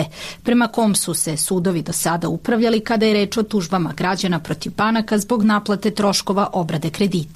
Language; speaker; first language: Serbian; native; Serbian